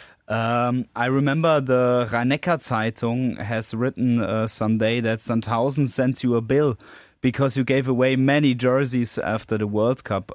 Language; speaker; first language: English; non-native, fluent; German